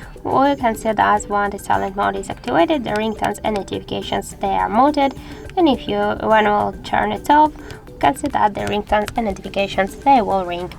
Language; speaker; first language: English; non-native, fluent; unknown